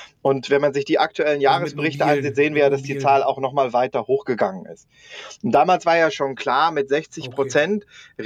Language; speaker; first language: German; native; German